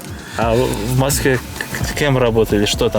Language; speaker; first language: Russian; non-native, local second language; Kazakh